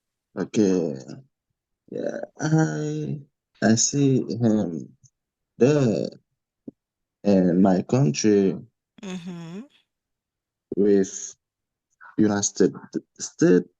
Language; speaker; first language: English; non-native, learner; Haitian Creole